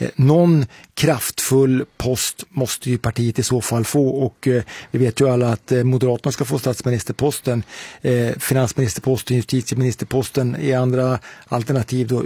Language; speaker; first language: Swedish; native; Swedish